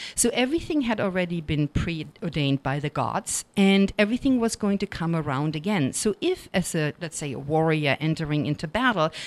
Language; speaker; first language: English; non-native, fluent; German